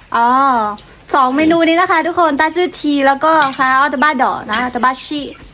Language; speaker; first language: Thai; non-native, local second language; Karen languages